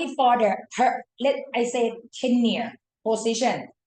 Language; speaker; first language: English; non-native, fluent; Thai